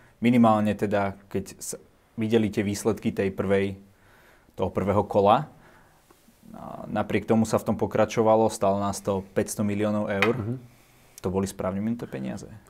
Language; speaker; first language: Slovak; native; Slovak